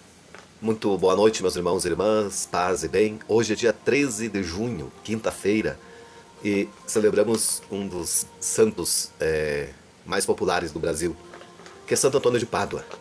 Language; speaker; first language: Portuguese; native; Portuguese